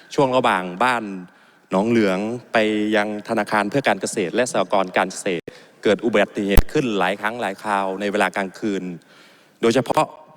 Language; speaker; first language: Thai; native; Thai